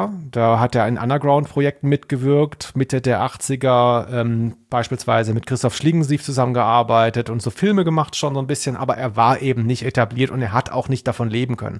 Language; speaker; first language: German; native; German